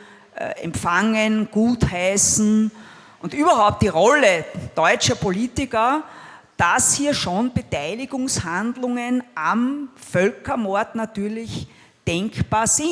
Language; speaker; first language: German; native; German